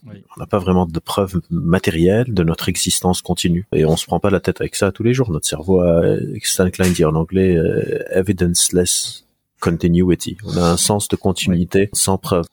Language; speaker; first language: French; non-native, local second language; Arabic